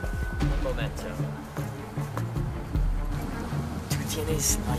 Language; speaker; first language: Spanish; non-native, learner; English